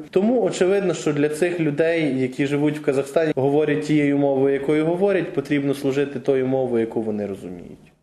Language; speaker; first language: Ukrainian; native; Ukrainian